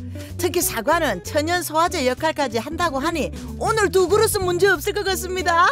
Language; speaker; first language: Korean; native; Korean